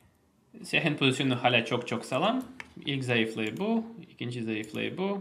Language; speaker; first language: Turkish; non-native, fluent; Russian